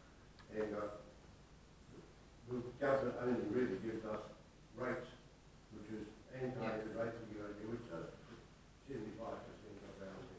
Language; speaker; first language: English; native; English